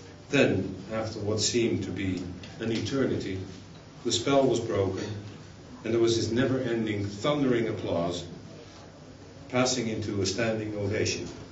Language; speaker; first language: English; non-native, fluent; Dutch